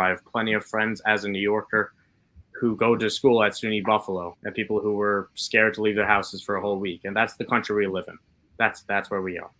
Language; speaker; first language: English; native; English